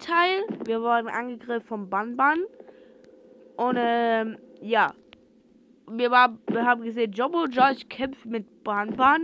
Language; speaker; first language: German; non-native, learner; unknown